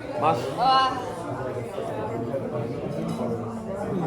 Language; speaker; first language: Korean; non-native, learner; German